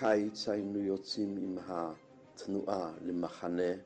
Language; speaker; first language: Hebrew; non-native, fluent; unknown